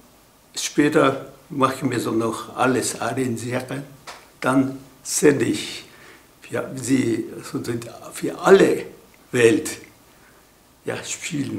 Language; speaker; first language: German; non-native, learner; Japanese